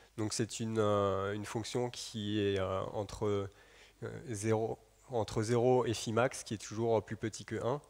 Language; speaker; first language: French; native; French